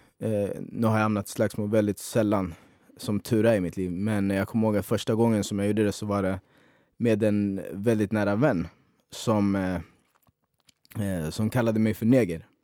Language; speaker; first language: Swedish; native; Swedish